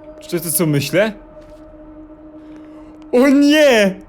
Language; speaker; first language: Polish; native; Polish